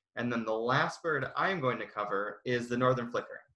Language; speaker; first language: English; native; English